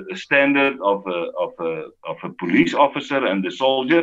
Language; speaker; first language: English; non-native, local second language; Afrikaans